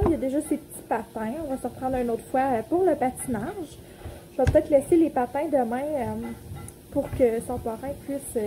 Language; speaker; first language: French; native; French